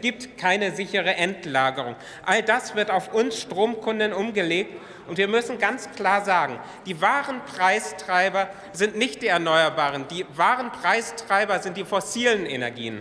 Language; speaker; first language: German; native; German